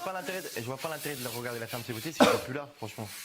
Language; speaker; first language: French; native; French